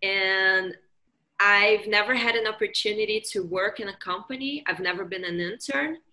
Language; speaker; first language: English; non-native, fluent; Portuguese